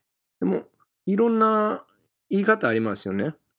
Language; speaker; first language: Japanese; non-native, fluent; English